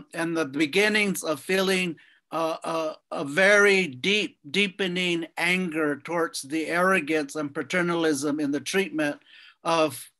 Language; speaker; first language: English; native; English